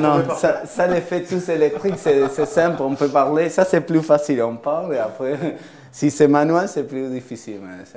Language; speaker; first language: French; non-native, fluent; Spanish